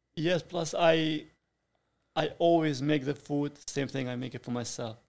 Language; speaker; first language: English; non-native, fluent; Italian